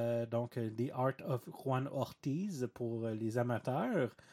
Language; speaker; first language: French; native; French